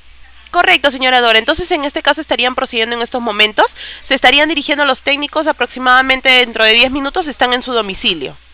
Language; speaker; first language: Spanish; native; Spanish